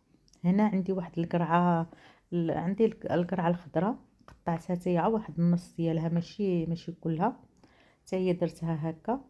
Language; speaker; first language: Arabic; native; Arabic